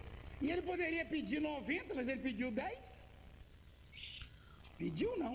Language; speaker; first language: Portuguese; native; Portuguese